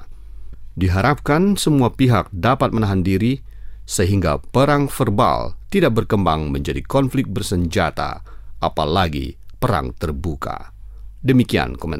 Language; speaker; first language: Indonesian; native; Indonesian